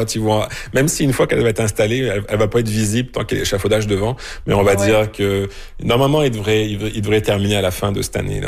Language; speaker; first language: French; native; French